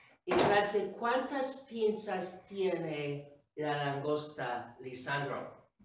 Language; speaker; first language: Spanish; non-native, fluent; English